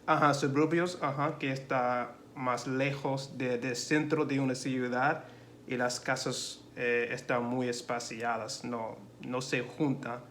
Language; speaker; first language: Spanish; non-native, learner; English